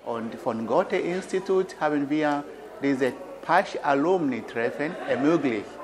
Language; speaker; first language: German; non-native, fluent; Swahili